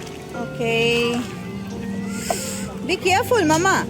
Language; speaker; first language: English; non-native, fluent; Bangla